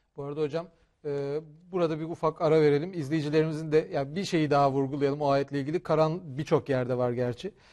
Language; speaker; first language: Turkish; native; Turkish